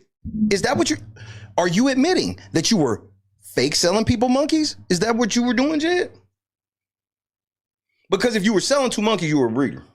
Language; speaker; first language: English; native; English